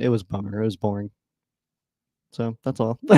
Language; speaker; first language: English; native; English